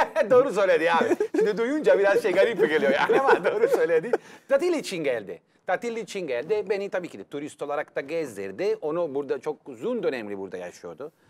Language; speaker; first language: Turkish; non-native, fluent; Italian